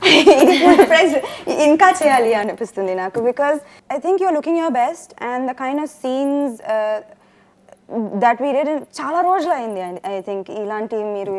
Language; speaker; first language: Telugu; non-native, local second language; Tamil